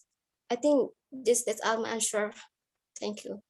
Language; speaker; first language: English; non-native, learner; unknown